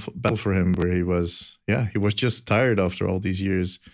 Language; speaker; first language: English; non-native, fluent; Dutch